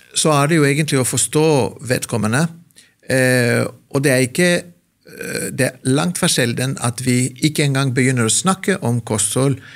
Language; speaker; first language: Norwegian; non-native, fluent; Greek